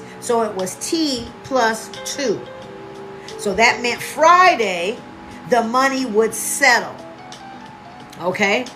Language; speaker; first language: English; native; English